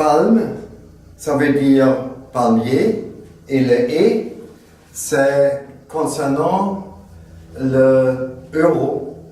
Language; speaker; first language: French; non-native, fluent; German